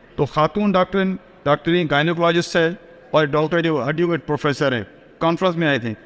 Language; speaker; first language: Urdu; non-native, local second language; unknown